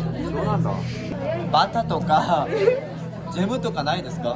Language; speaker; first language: Japanese; non-native, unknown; Korean